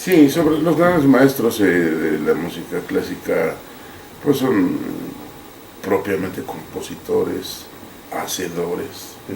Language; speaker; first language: Spanish; native; Spanish